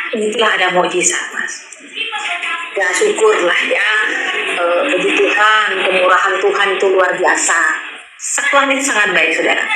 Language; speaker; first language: Indonesian; non-native, local second language; Madurese